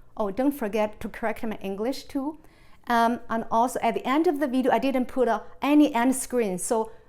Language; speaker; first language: English; non-native, fluent; Chinese